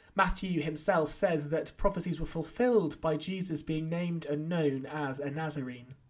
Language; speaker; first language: English; native; English